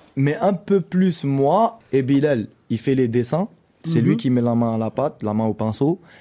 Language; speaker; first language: French; non-native, local second language; Arabic